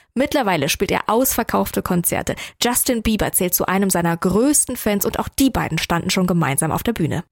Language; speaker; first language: German; native; German